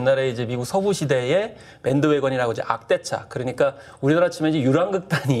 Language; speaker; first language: Korean; native; Korean